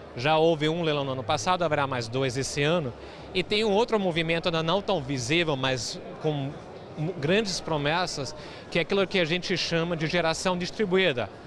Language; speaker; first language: Portuguese; non-native, fluent; German